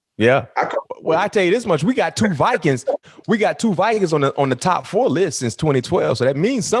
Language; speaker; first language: English; native; English